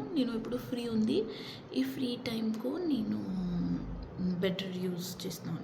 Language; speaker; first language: Telugu; non-native, learner; Marathi